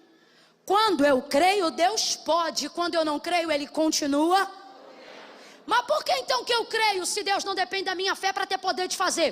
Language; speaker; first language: Portuguese; native; Portuguese